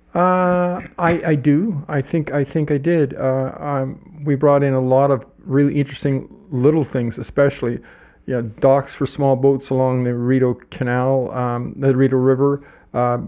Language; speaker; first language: English; native; English